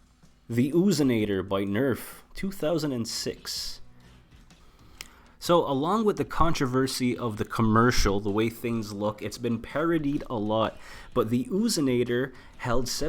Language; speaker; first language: English; native; English